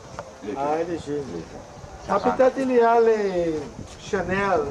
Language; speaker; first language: French; non-native, learner; Portuguese